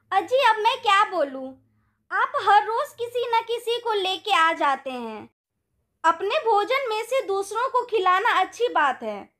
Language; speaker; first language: Hindi; native; Hindi